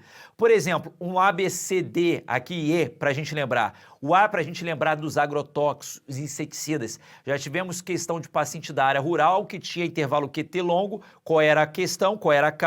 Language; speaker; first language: Portuguese; native; Portuguese